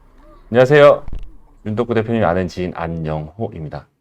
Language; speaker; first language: Korean; native; Korean